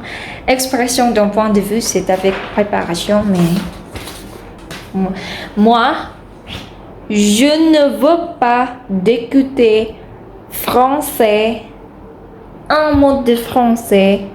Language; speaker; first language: French; non-native, learner; Indonesian